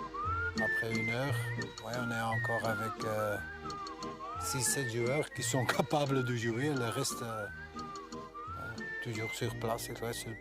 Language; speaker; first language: French; non-native, local second language; Dutch